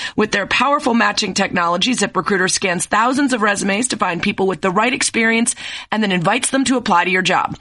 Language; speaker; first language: English; native; English